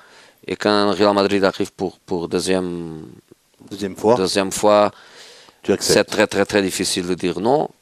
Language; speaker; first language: French; non-native, fluent; Portuguese